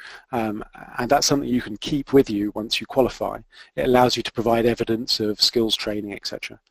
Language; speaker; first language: English; native; English